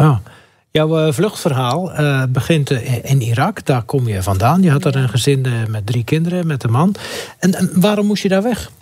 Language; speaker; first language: Dutch; native; Dutch